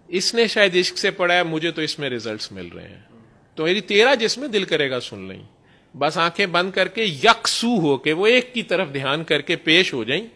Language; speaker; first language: Urdu; non-native, local second language; Punjabi